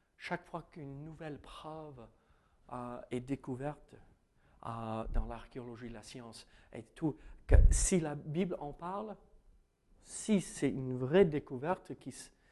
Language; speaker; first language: French; non-native, fluent; English